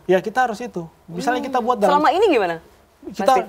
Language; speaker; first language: Indonesian; native; Indonesian